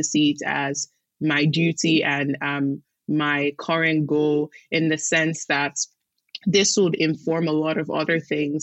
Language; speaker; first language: English; non-native, local second language; Igbo